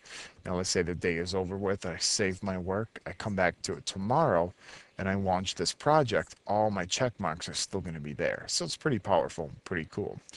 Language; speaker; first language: English; native; English